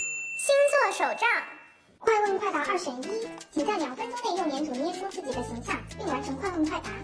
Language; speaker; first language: Chinese; native; Chinese